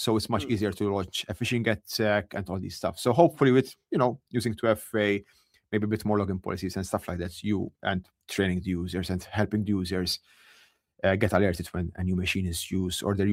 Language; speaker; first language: English; non-native, local second language; Maltese